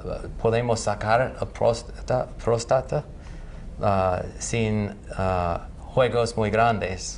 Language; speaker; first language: Spanish; non-native, learner; English